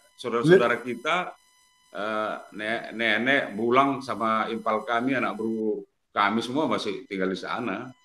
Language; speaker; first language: Indonesian; non-native, local second language; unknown